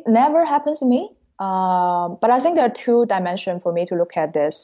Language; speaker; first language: English; non-native, fluent; Cantonese